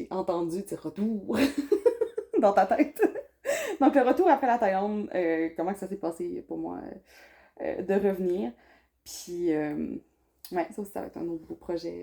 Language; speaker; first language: French; native; French